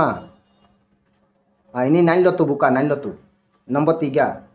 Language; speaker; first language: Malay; non-native, learner; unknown